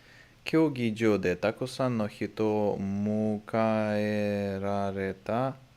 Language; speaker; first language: Japanese; non-native, learner; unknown